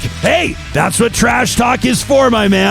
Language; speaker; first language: English; native; English